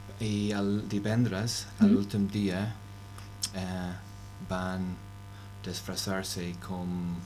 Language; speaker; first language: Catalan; non-native, learner; English